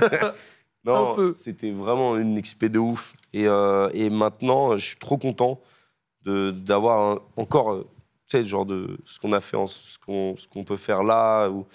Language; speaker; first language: French; native; French